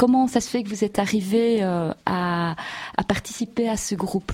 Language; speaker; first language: French; native; French